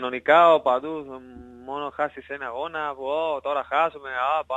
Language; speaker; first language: Greek; non-native, learner; Spanish